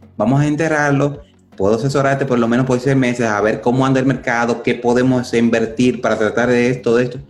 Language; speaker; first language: Spanish; native; Spanish